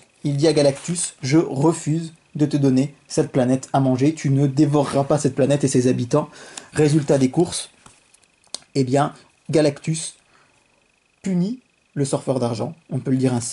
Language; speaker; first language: French; native; French